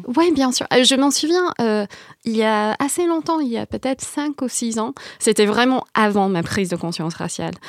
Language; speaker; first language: French; non-native, fluent; English